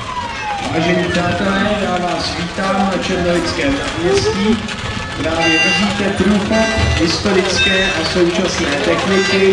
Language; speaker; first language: Czech; native; Czech